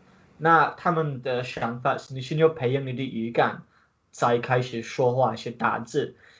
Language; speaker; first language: Chinese; non-native, learner; English